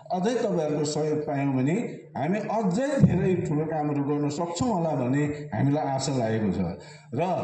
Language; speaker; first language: Nepali; native; Nepali